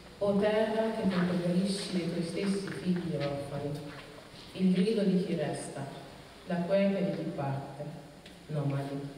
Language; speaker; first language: Italian; early bilingual, other home language; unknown